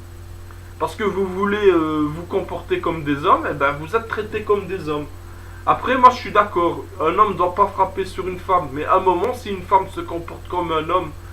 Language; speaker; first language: French; native; French